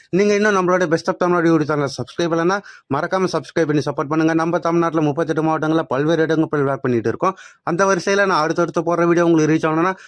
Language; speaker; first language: Tamil; native; Tamil